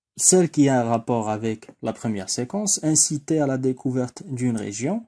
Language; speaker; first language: French; non-native, local second language; Arabic